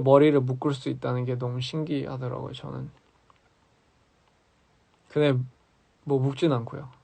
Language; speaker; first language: Korean; early bilingual, heritage; English